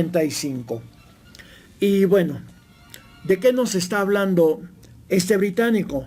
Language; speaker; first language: Spanish; native; Spanish